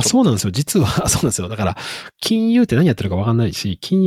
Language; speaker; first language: Japanese; native; Japanese